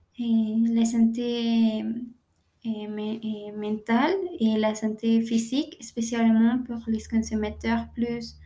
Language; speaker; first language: French; non-native, learner; Spanish